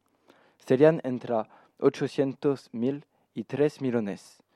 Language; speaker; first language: Spanish; non-native, learner; French